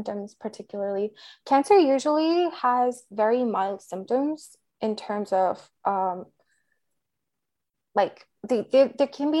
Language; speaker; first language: English; non-native, local second language; Hindi